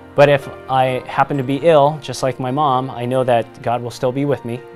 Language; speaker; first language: English; native; English